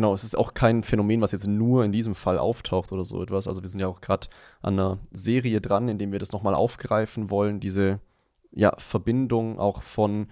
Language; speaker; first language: German; native; German